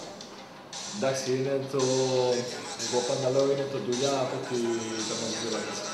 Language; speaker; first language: Greek; non-native, fluent; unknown